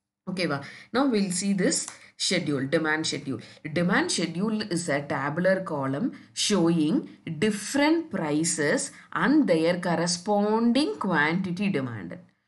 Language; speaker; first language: English; non-native, local second language; Tamil